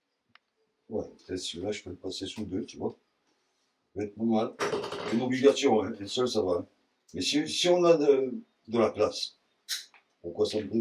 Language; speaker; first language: French; native; French